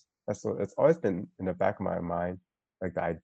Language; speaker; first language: English; non-native, local second language; Cantonese